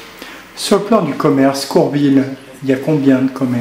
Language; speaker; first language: French; native; French